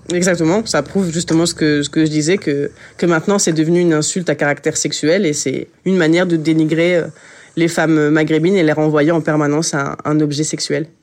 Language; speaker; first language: French; native; French